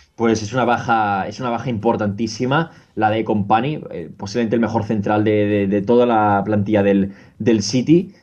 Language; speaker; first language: Spanish; native; Spanish